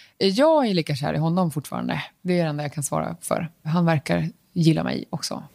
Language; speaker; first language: Swedish; native; Swedish